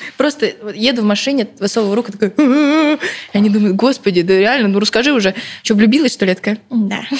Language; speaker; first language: Russian; early bilingual, other home language; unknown